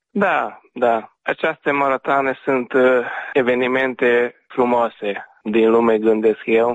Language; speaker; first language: Romanian; non-native, local second language; Hungarian